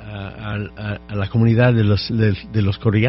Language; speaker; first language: Spanish; non-native, fluent; English